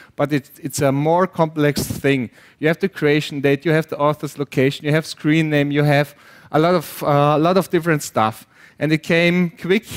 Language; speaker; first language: English; non-native, fluent; German